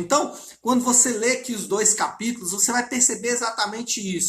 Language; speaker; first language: Portuguese; native; Portuguese